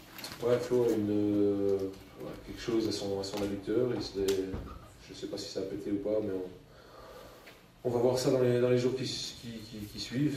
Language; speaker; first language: French; native; French